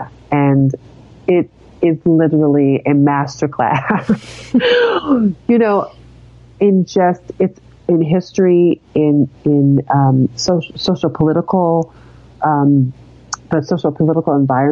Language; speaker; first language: English; native; English